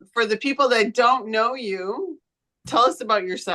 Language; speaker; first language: English; native; English